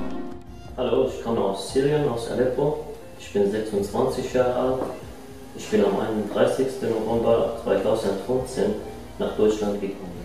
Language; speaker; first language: German; non-native, learner; Arabic